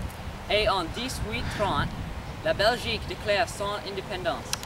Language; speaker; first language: French; non-native, learner; English